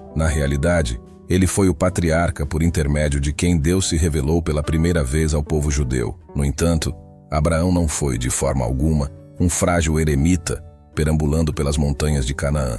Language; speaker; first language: Portuguese; native; Portuguese